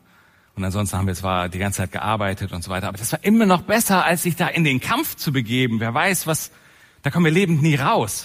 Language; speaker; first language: German; native; German